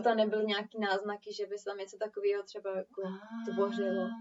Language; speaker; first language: Czech; native; Czech